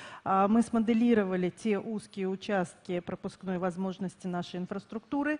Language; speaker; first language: Russian; native; Russian